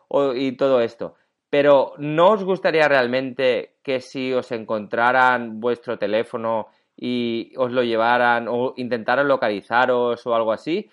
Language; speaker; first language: Spanish; native; Spanish